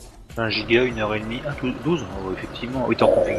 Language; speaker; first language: French; native; French